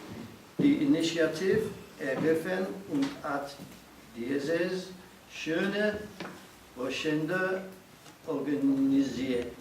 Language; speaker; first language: German; non-native, learner; English